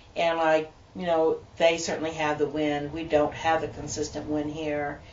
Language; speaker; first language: English; native; English